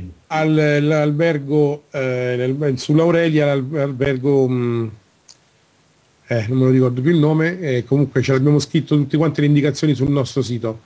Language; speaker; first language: Italian; native; Italian